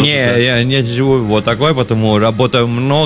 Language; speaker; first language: Russian; non-native, learner; Italian